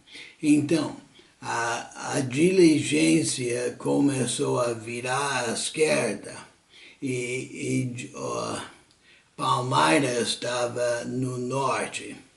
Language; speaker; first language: Portuguese; non-native, fluent; English